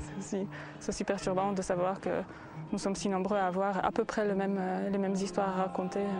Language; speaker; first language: French; non-native, fluent; Polish